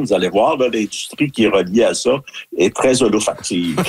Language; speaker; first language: French; native; French